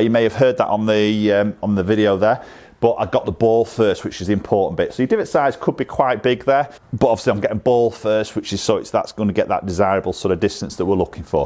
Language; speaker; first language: English; native; English